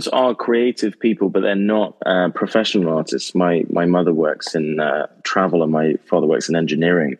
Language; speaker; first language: English; native; English